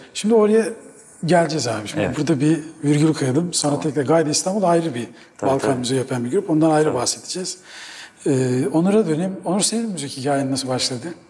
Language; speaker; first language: Turkish; native; Turkish